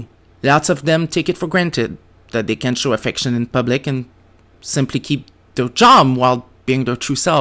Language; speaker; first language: English; non-native, fluent; French